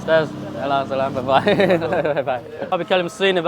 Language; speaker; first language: Arabic; non-native, fluent; Chinese